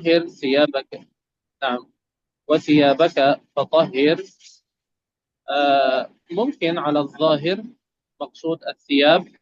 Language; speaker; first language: Arabic; native; Arabic